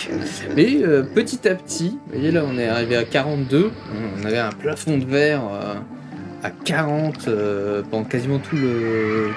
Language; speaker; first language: French; native; French